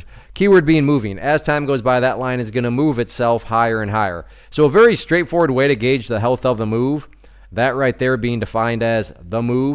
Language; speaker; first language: English; native; English